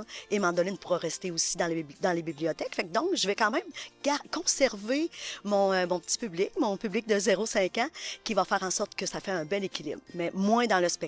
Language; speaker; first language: French; native; French